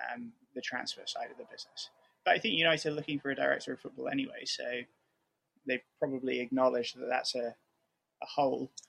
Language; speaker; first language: English; native; English